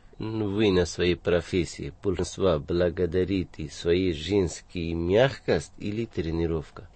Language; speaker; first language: Russian; non-native, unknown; Persian